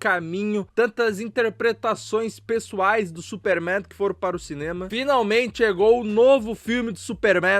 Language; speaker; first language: Portuguese; native; Portuguese